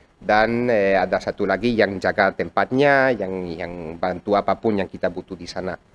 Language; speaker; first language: Indonesian; non-native, fluent; Spanish